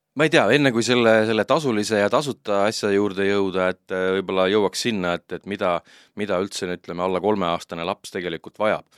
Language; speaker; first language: Estonian; native; Estonian